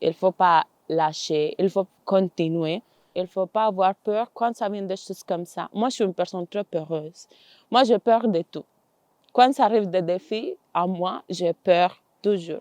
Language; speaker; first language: French; non-native, fluent; Spanish